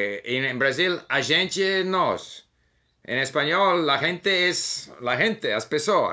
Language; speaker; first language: Portuguese; non-native, learner; English